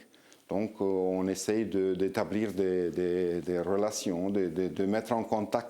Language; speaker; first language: French; non-native, fluent; Romanian